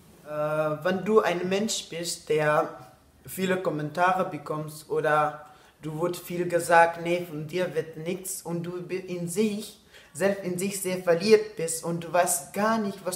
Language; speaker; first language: German; non-native, learner; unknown